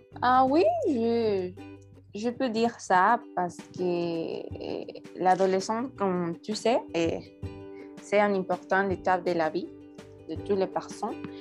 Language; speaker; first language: French; non-native, learner; Spanish